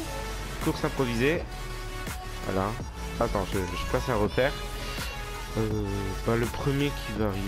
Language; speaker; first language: French; native; French